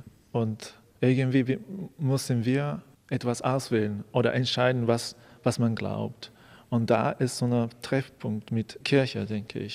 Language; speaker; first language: German; non-native, fluent; Japanese